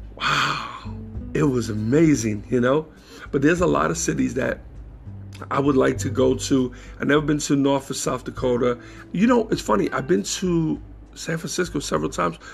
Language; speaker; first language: English; native; English